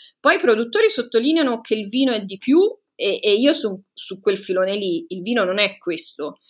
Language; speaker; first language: Italian; native; Italian